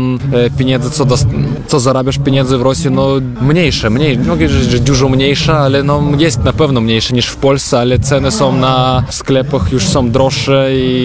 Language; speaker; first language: Polish; non-native, learner; Russian